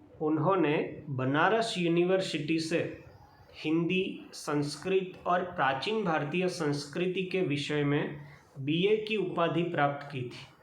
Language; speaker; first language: Hindi; non-native, local second language; Gujarati